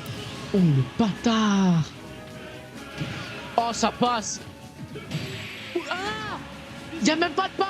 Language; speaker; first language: French; native; French